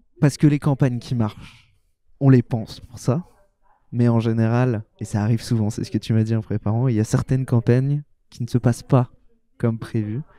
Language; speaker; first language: French; native; French